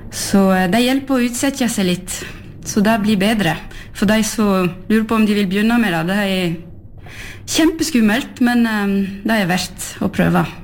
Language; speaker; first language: Norwegian; non-native, fluent; French